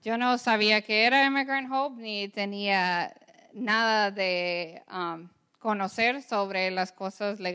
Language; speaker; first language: Spanish; early bilingual, heritage; English